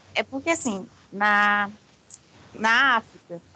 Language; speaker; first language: Portuguese; native; Portuguese